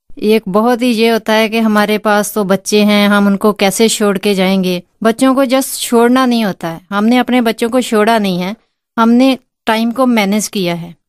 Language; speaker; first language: Hindi; non-native, local second language; Punjabi